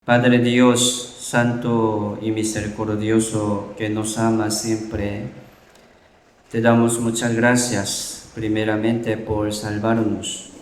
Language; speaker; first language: Spanish; non-native, learner; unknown